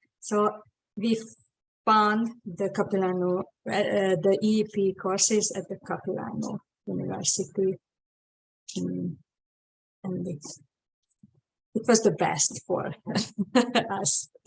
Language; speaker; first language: English; non-native, fluent; Hungarian